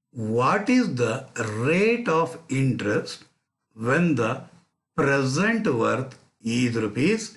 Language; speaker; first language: English; non-native, local second language; Kannada